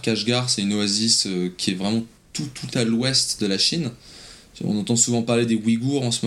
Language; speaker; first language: French; native; French